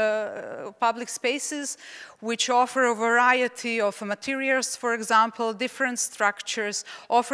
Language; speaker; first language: English; non-native, fluent; Czech